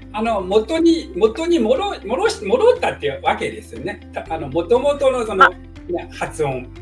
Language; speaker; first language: Japanese; non-native, fluent; Chinese